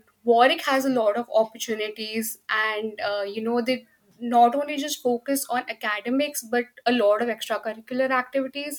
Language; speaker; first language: English; non-native, local second language; Hindi